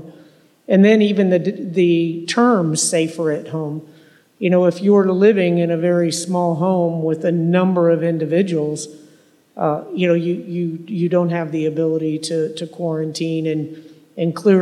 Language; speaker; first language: English; native; English